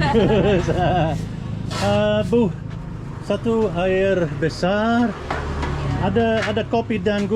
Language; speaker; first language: Indonesian; non-native, learner; English